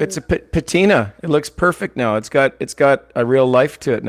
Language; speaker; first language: English; native; English